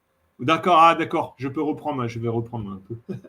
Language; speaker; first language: French; native; French